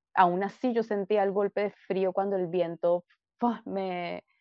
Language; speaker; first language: Spanish; native; Spanish